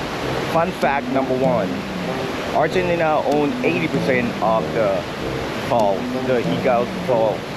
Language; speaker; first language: English; non-native, fluent; Japanese